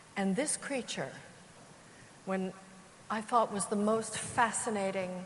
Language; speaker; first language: English; native; English